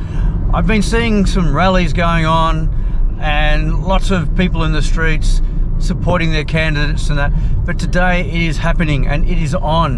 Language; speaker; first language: English; native; English